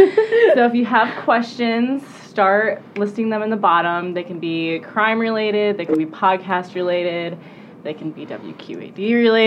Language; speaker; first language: English; native; English